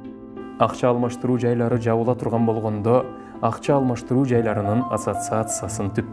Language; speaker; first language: Kyrgyz; native; Kyrgyz